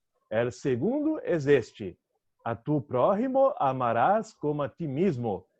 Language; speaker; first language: Spanish; non-native, learner; Portuguese